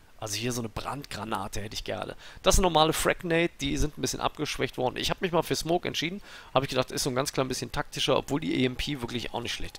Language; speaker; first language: German; native; German